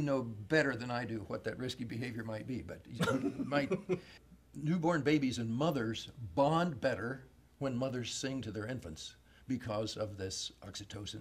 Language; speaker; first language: English; native; English